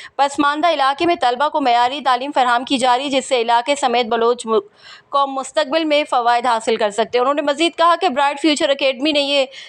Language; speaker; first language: Urdu; non-native, local second language; Baluchi